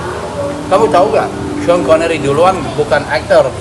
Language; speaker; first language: Indonesian; non-native, fluent; English